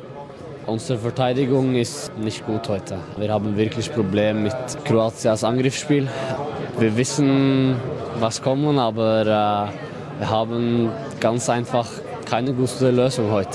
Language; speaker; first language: German; non-native, fluent; Norwegian